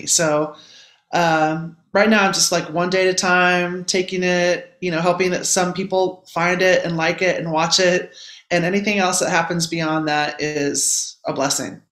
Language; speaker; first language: English; native; English